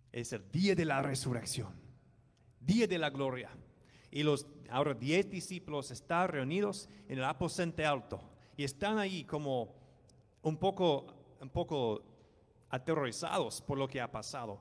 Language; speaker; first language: Spanish; non-native, fluent; English